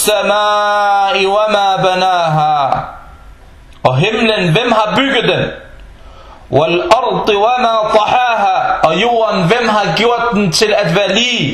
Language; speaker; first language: Danish; non-native, fluent; Arabic